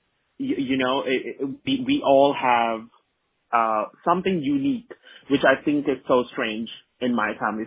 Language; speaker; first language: English; non-native, local second language; Malayalam